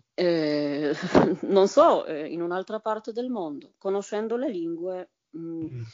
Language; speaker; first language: Italian; non-native, fluent; Polish